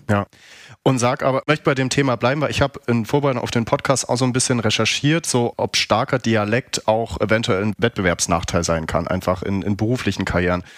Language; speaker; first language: German; native; German